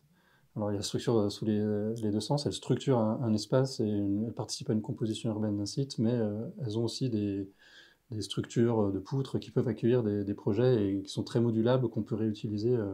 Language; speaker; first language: French; native; French